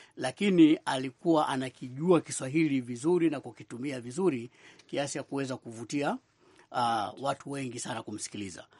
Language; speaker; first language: Swahili; native; Swahili